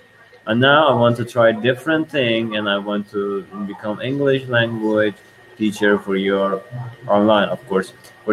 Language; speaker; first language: English; non-native, fluent; Persian